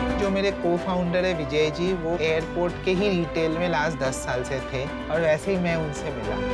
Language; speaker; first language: Hindi; non-native, local second language; Bangla